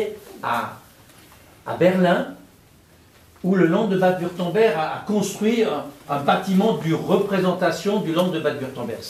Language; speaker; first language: French; native; French